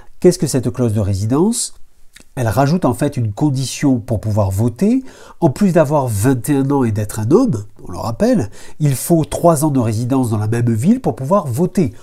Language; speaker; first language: French; native; French